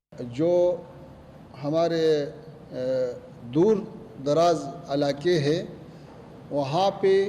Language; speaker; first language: Hindi; non-native, fluent; Pashto